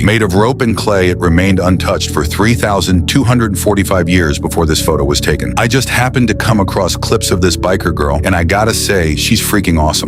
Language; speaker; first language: English; native; English